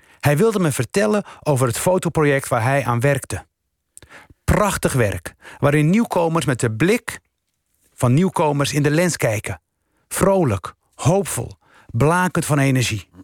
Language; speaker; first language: Dutch; early bilingual, other home language; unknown